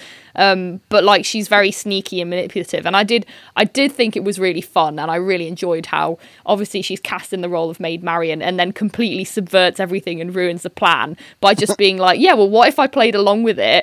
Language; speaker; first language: English; native; English